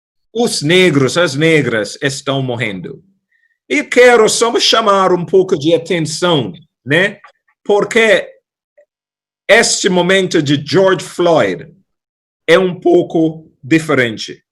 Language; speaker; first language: Portuguese; non-native, fluent; English